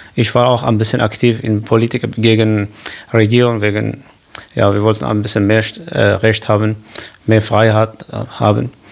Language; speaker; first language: German; non-native, learner; Kurdish